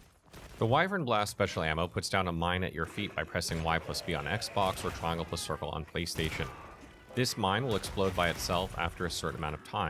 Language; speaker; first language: English; native; English